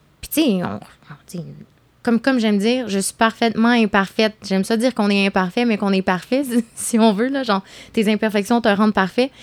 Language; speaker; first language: French; native; French